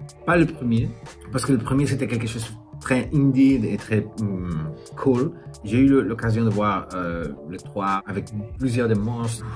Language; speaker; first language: French; non-native, fluent; Spanish